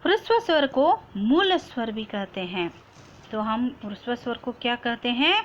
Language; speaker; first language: Hindi; non-native, local second language; Kannada